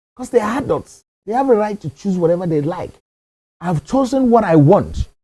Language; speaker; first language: English; non-native, local second language; Yoruba